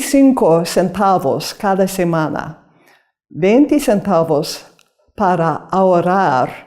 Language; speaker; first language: Spanish; non-native, learner; English